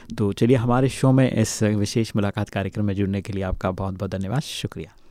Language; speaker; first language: Hindi; native; Hindi